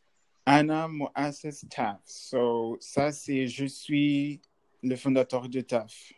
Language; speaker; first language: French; non-native, learner; English